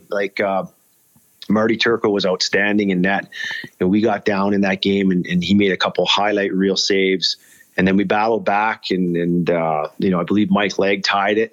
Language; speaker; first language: English; native; English